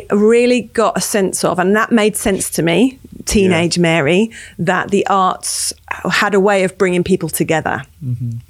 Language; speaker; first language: English; native; English